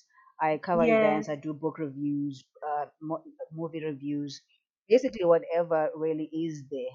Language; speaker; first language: English; non-native, local second language; Xhosa